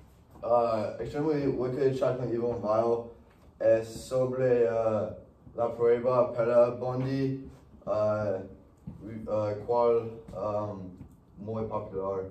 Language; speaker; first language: Spanish; non-native, learner; English